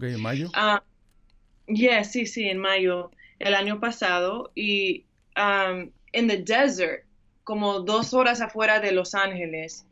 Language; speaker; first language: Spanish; early bilingual, heritage; English